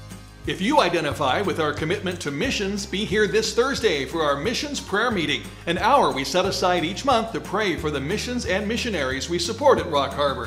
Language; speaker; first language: English; native; English